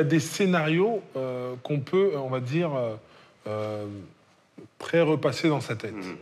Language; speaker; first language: French; native; French